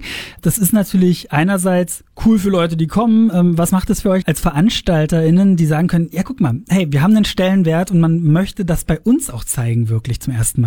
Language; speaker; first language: German; native; German